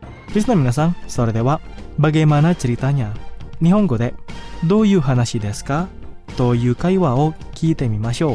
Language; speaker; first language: Japanese; non-native, fluent; Indonesian